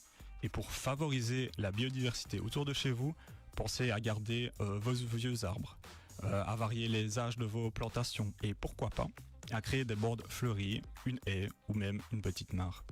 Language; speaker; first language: French; native; French